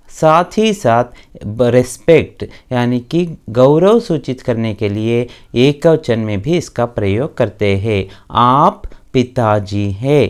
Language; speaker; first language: Hindi; non-native, local second language; Kannada